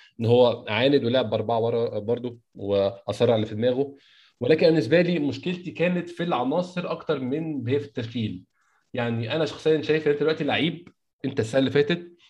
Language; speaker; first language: Arabic; native; Arabic